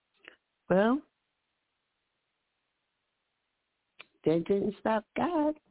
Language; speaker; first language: English; native; English